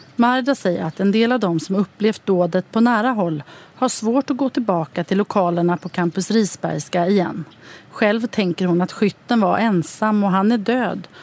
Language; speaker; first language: Swedish; native; Swedish